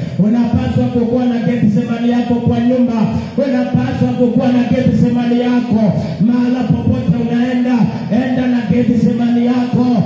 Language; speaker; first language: Swahili; non-native, local second language; Luyia